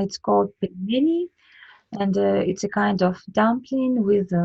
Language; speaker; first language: English; non-native, learner; Russian